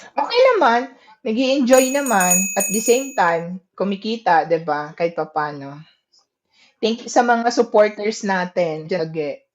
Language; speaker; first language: Filipino; native; Filipino